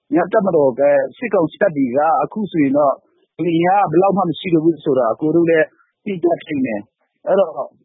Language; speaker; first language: Burmese; non-native, local second language; Hakha Chin